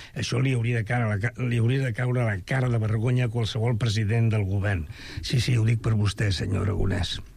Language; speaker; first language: Catalan; non-native, local second language; Spanish